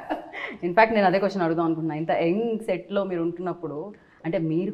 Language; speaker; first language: Telugu; native; Telugu